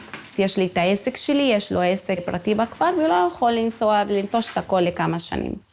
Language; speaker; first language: Hebrew; non-native, local second language; Arabic